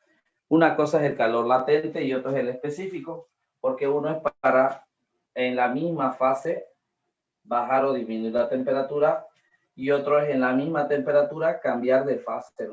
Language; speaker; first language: Spanish; native; Spanish